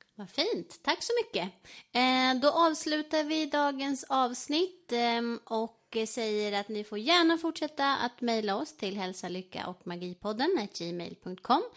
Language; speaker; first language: Swedish; native; Swedish